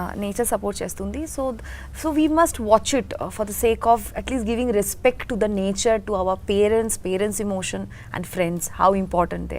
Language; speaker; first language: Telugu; non-native, learner; Bangla